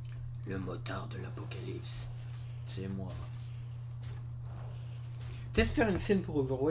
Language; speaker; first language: French; native; French